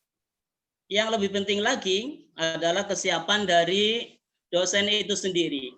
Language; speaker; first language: Indonesian; native; Indonesian